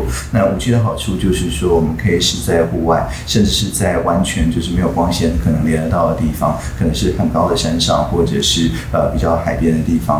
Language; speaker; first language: Chinese; native; Chinese